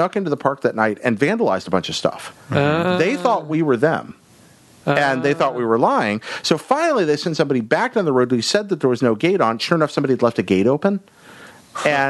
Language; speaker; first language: English; native; English